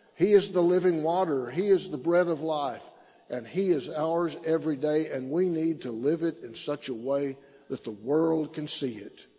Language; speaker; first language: English; native; English